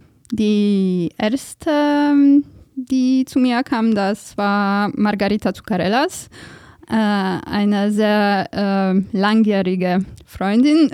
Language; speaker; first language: German; non-native, fluent; Polish